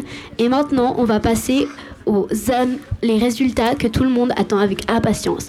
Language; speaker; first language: French; native; French